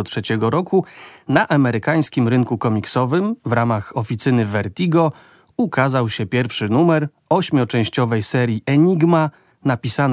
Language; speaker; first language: Polish; native; Polish